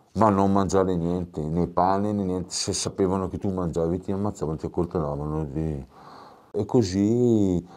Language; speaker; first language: Italian; native; Italian